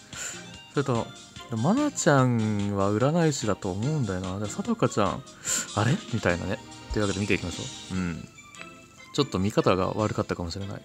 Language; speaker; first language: Japanese; native; Japanese